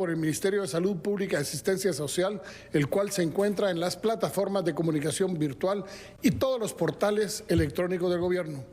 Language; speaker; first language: Spanish; native; Spanish